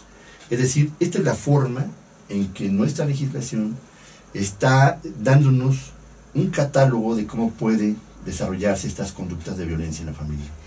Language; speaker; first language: Spanish; native; Spanish